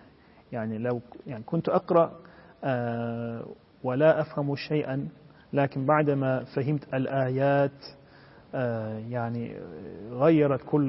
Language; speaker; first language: Arabic; non-native, fluent; Turkish